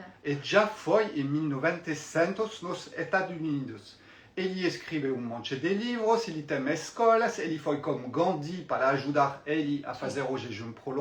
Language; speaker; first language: Portuguese; non-native, fluent; French